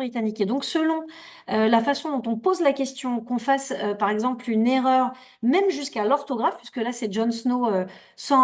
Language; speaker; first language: French; native; French